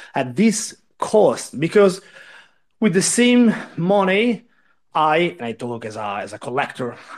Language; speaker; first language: English; non-native, learner; Italian